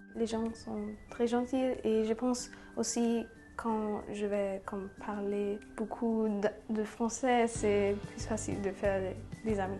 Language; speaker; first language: French; non-native, learner; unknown